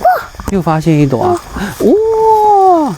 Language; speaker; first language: Chinese; native; Chinese